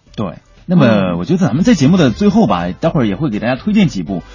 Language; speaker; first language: Chinese; native; Chinese